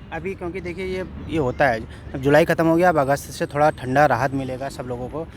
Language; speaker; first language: Hindi; native; Hindi